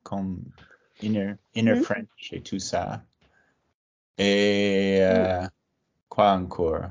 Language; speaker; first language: French; non-native, learner; English